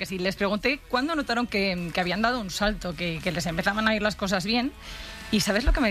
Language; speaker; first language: Spanish; native; Spanish